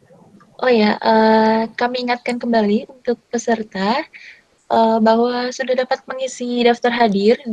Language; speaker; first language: Indonesian; native; Indonesian